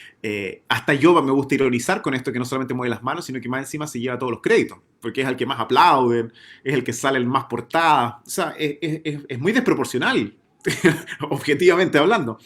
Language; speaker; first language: Spanish; native; Spanish